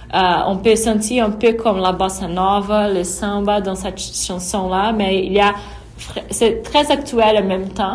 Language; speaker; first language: French; non-native, fluent; Portuguese